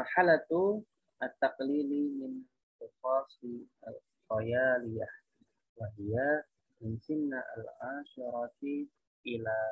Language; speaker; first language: Arabic; non-native, learner; Indonesian